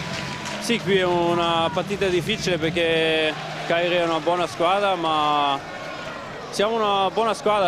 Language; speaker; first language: Italian; non-native, learner; German